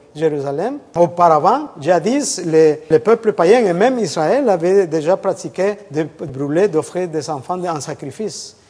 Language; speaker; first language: French; non-native, fluent; Spanish